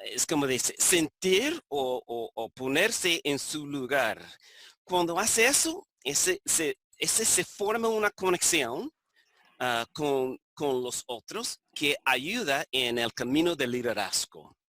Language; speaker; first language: Spanish; non-native, fluent; English